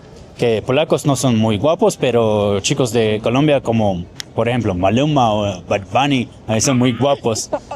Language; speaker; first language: Spanish; non-native, learner; Polish